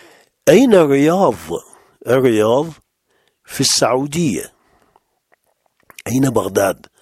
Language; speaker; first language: Arabic; non-native, fluent; French